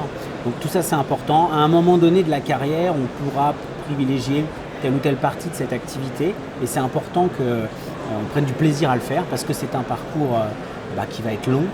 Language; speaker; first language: French; native; French